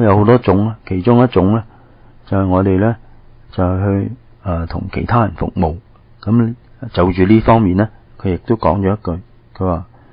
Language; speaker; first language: Cantonese; native; Cantonese